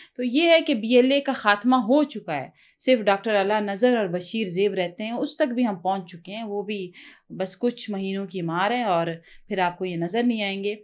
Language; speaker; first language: Urdu; non-native, local second language; Pashto